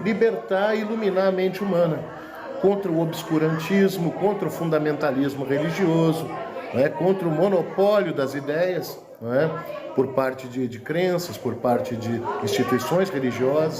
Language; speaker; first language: Portuguese; native; Portuguese